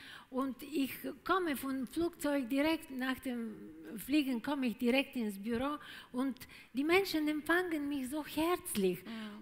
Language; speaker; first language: German; non-native, fluent; Bulgarian